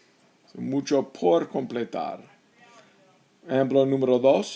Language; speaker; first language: Spanish; non-native, fluent; English